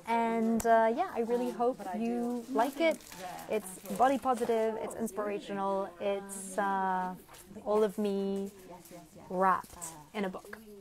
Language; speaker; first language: English; non-native, fluent; French